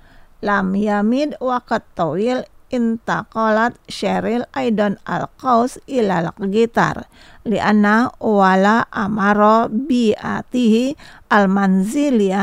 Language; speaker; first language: Arabic; non-native, fluent; Indonesian